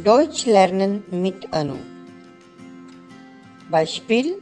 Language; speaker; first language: German; non-native, learner; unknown